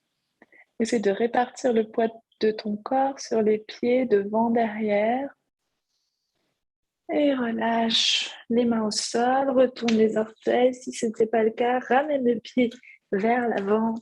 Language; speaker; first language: French; native; French